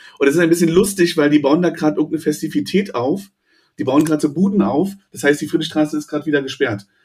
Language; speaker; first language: German; native; German